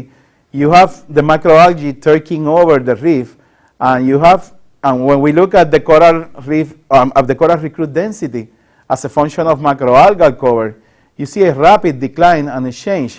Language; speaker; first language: English; non-native, local second language; Spanish